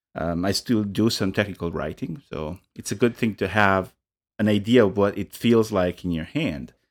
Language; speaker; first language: English; non-native, fluent; Italian